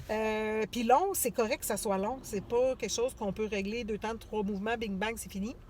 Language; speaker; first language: French; native; French